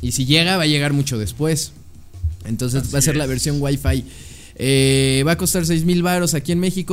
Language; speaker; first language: Spanish; native; Spanish